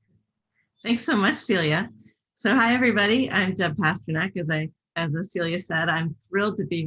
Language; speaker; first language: English; native; English